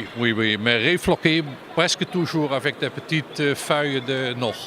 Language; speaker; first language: French; non-native, learner; German